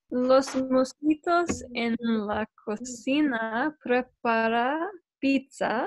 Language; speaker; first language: Spanish; non-native, learner; English